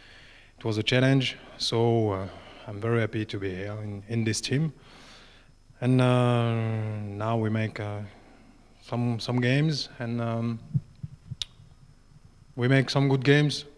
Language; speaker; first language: English; non-native, learner; French